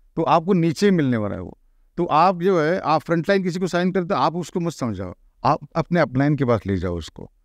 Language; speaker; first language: Hindi; non-native, local second language; Marathi